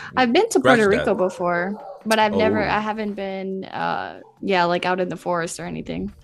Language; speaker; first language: English; early bilingual, other home language; Spanish